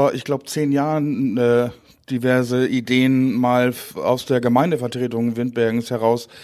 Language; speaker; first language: German; non-native, local second language; Low German